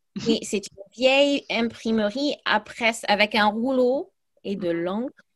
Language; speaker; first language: French; early bilingual, other home language; English